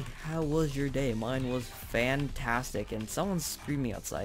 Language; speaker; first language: English; native; English